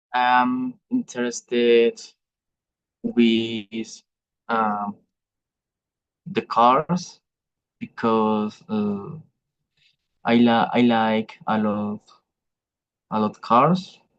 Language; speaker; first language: English; non-native, learner; Spanish